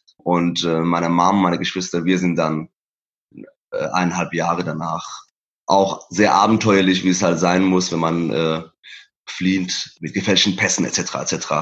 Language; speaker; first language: German; early bilingual, other home language; Persian